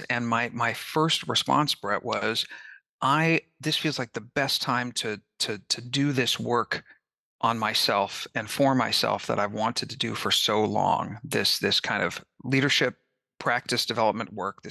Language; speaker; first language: English; native; English